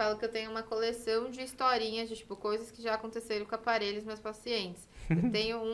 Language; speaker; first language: Portuguese; native; Portuguese